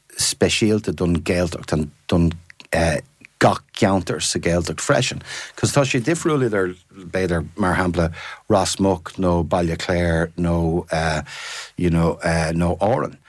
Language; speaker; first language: Irish; non-native, fluent; English